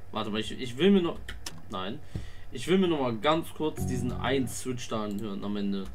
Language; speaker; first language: German; native; German